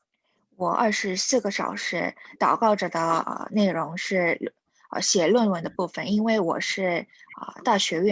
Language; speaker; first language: Chinese; non-native, fluent; Korean